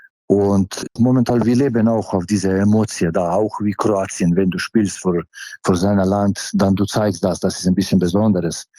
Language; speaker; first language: German; non-native, fluent; Slovenian